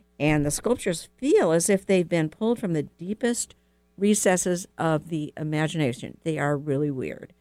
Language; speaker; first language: English; native; English